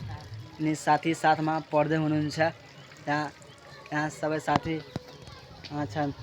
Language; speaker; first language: Nepali; non-native, local second language; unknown